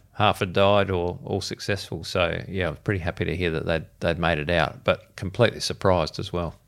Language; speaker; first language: English; native; English